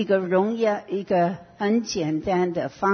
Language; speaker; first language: Chinese; non-native, fluent; English